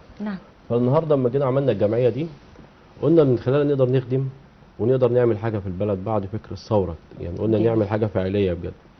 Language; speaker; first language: Arabic; native; Arabic